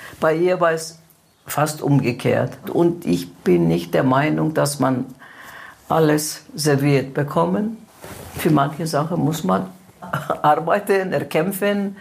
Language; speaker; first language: German; non-native, fluent; Greek